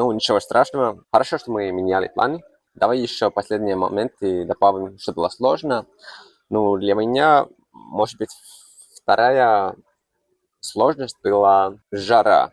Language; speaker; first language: Russian; non-native, fluent; Finnish